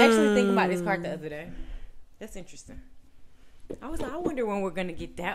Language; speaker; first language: English; native; English